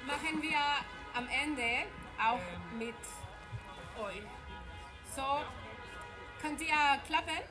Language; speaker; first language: German; non-native, fluent; Spanish